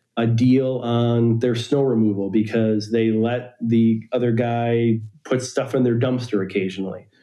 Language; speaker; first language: English; native; English